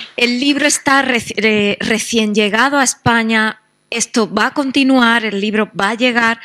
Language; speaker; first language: Spanish; native; Spanish